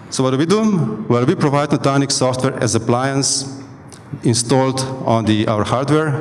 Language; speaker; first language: English; non-native, fluent; Slovenian